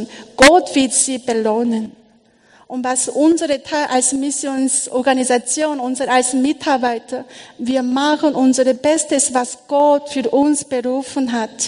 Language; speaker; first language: German; non-native, learner; Korean